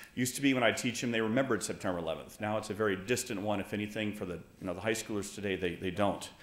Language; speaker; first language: English; native; English